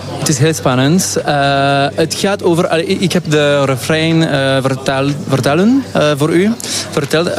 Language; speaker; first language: Dutch; non-native, local second language; French